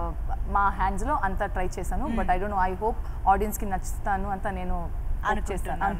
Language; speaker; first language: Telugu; non-native, learner; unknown